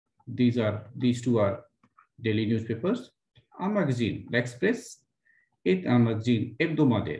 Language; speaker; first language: English; non-native, local second language; Hindi